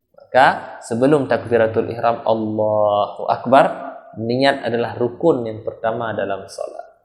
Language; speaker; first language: Malay; non-native, local second language; Achinese